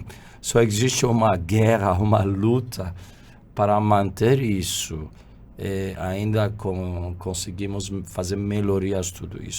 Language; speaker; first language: Portuguese; non-native, fluent; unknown